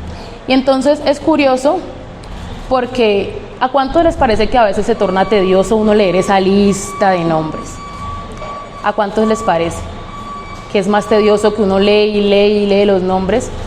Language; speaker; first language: Spanish; native; Spanish